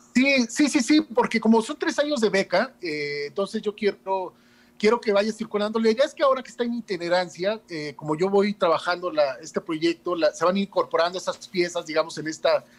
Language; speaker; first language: Spanish; native; Spanish